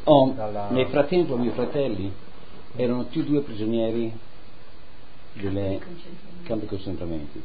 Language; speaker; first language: Italian; native; Italian